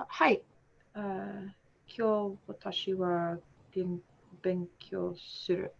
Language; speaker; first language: Japanese; non-native, learner; English